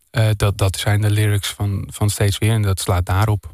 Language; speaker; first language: Dutch; native; Dutch